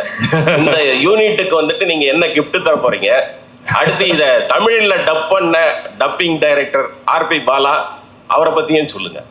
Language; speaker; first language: Tamil; native; Tamil